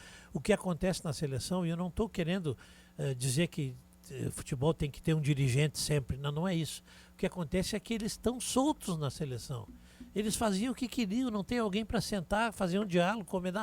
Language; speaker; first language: Portuguese; native; Portuguese